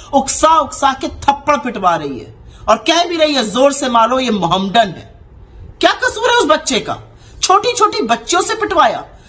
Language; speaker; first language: Hindi; native; Hindi